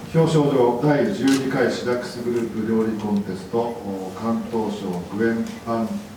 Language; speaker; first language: Japanese; native; Japanese